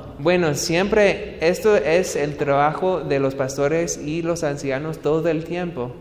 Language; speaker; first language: Spanish; non-native, fluent; English